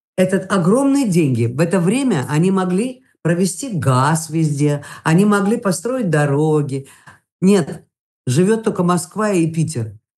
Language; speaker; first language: Russian; non-native, local second language; Latvian